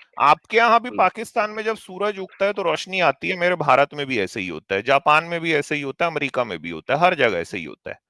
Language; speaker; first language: Hindi; native; Hindi